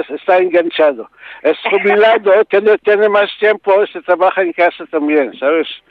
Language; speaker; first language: Spanish; non-native, learner; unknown